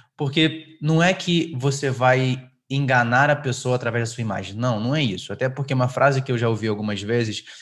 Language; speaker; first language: Portuguese; native; Portuguese